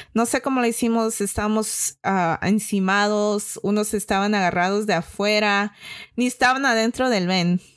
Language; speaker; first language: Spanish; early bilingual, heritage; Spanish